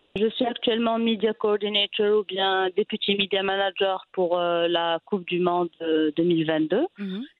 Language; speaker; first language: French; non-native, local second language; Arabic